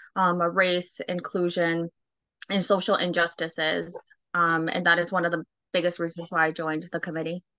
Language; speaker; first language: English; native; English